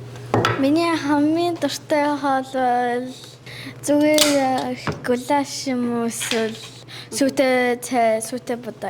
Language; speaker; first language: Mongolian; early bilingual, heritage; Mongolian